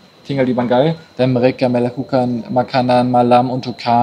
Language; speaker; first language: Indonesian; non-native, learner; German